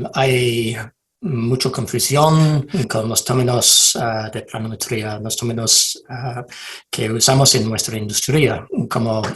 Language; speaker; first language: Spanish; non-native, fluent; English